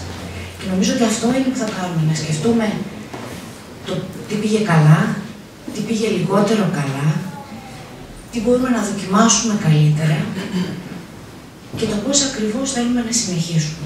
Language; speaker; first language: Greek; native; Greek